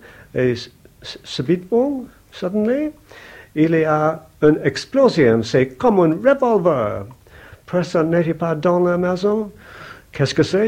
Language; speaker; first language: French; non-native, learner; English